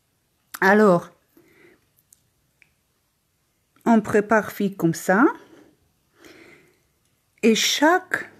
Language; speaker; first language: French; non-native, learner; Polish